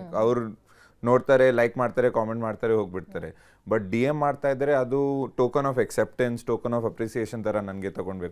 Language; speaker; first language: Kannada; non-native, learner; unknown